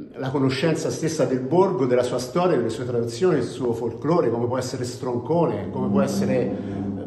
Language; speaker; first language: Italian; native; Italian